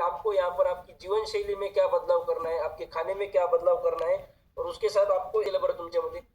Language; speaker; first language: Hindi; non-native, local second language; Marathi